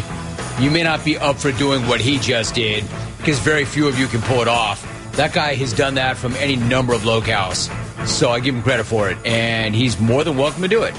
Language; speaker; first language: English; native; English